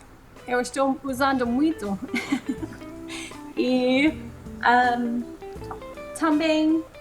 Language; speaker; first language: Portuguese; non-native, fluent; English